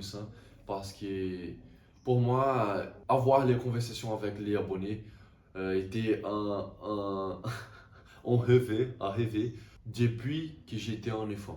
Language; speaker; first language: French; non-native, learner; Portuguese